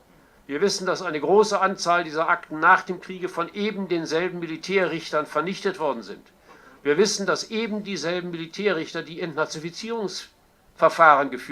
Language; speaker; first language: German; native; German